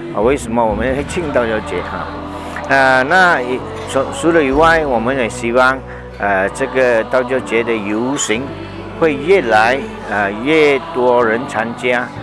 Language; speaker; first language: Chinese; native; Chinese